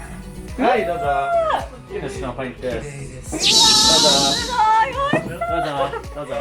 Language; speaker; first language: Japanese; non-native, learner; English